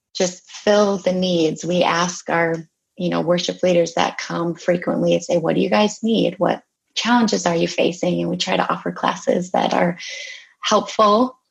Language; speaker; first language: English; native; English